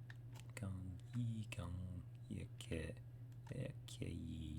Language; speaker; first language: Chinese; non-native, learner; English